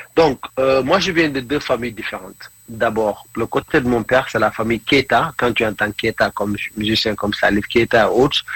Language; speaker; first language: French; non-native, local second language; Mandingo